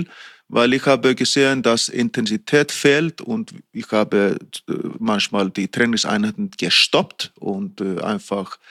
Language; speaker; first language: German; non-native, fluent; Icelandic